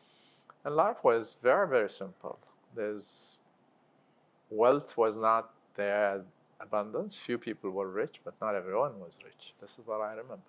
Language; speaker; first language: English; non-native, local second language; Arabic